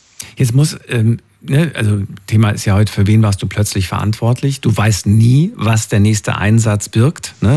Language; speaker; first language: German; native; German